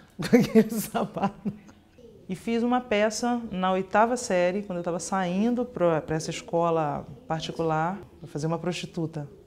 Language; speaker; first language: Portuguese; native; Portuguese